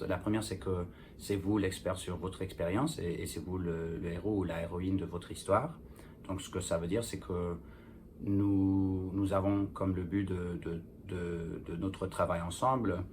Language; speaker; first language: French; non-native, fluent; English